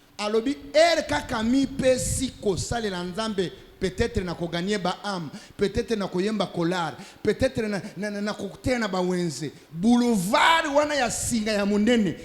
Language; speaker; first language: Lingala; non-native, local second language; Swahili